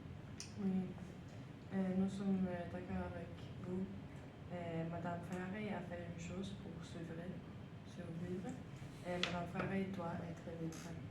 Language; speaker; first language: French; non-native, learner; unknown